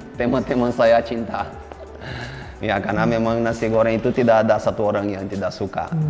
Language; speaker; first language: Indonesian; non-native, fluent; Portuguese